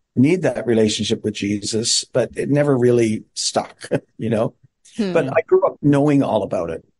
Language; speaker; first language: English; native; English